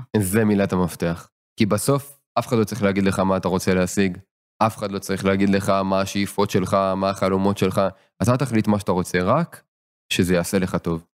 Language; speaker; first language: Hebrew; native; Hebrew